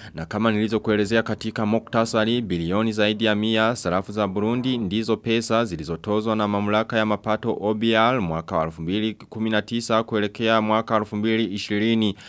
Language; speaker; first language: Swahili; non-native, local second language; Rundi